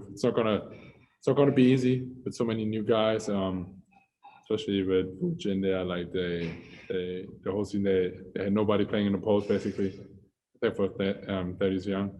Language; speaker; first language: English; non-native, fluent; German